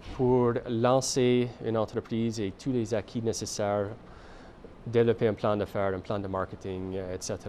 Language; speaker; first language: French; non-native, fluent; English